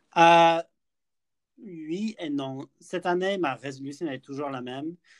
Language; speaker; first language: French; non-native, learner; English